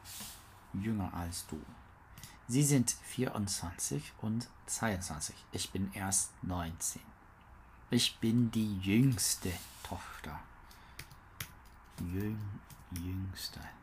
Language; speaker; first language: German; non-native, learner; English